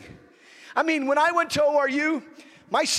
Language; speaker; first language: English; native; English